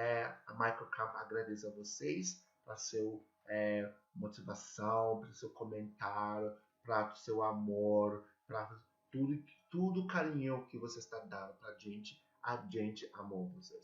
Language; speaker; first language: Portuguese; non-native, learner; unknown